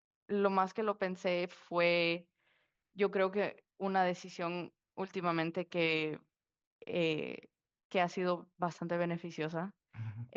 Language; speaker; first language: Spanish; early bilingual, heritage; Spanish